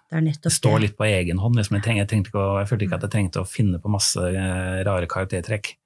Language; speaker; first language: Norwegian; native; Norwegian